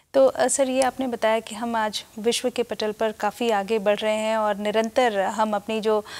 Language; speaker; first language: Hindi; native; Hindi